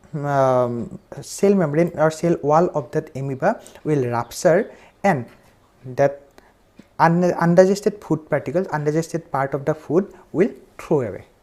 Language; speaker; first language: English; non-native, local second language; Assamese